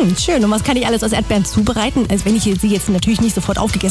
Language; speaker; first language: German; native; German